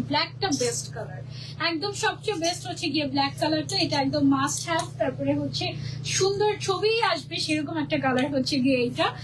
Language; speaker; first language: Bangla; native; Bangla